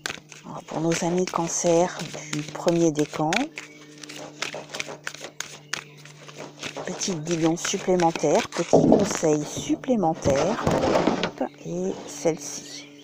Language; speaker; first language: French; native; French